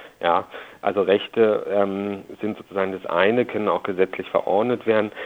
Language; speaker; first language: German; native; German